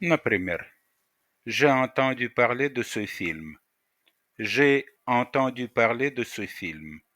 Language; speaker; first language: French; non-native, fluent; Russian